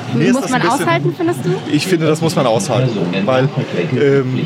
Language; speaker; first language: German; native; German